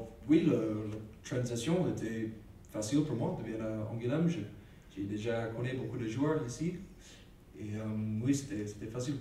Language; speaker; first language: French; non-native, learner; English